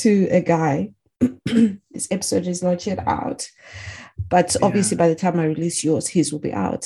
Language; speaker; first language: English; non-native, local second language; Shona